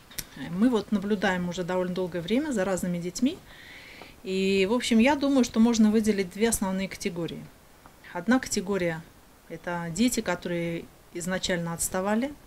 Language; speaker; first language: Russian; native; Russian